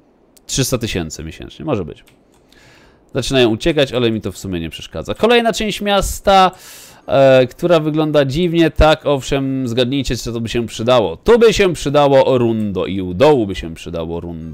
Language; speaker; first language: Polish; native; Polish